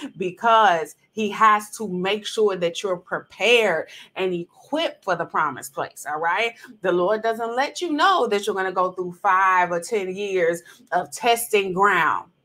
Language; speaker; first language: English; native; English